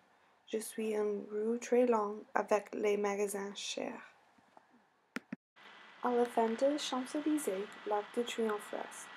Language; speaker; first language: French; non-native, learner; English